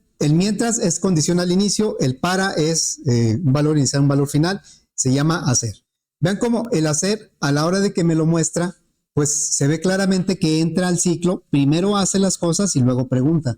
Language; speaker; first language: Spanish; native; Spanish